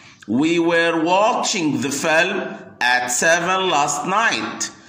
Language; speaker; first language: English; non-native, fluent; Arabic